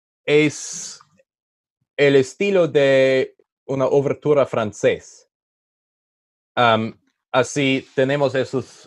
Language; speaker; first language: Spanish; non-native, learner; English